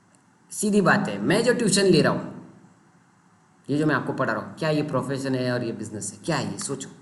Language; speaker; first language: Hindi; non-native, local second language; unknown